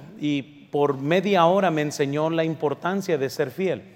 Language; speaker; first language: Spanish; early bilingual, heritage; Spanish